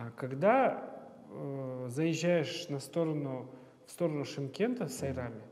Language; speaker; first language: Russian; non-native, local second language; Kazakh